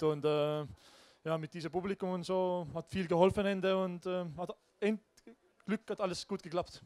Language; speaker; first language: German; non-native, learner; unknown